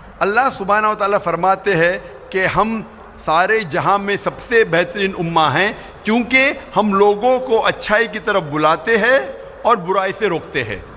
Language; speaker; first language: Urdu; non-native, local second language; Konkani